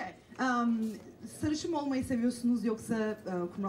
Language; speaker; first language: Turkish; native; Turkish